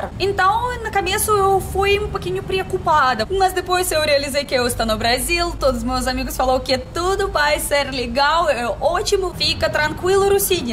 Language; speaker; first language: Portuguese; non-native, fluent; Russian